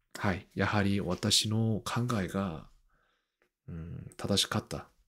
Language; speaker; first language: Japanese; non-native, learner; Korean